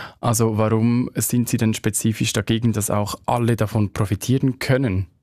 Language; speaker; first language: German; native; German